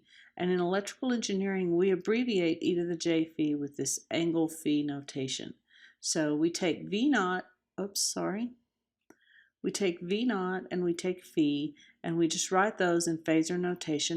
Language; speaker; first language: English; native; English